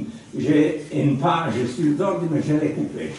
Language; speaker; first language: French; non-native, fluent; Italian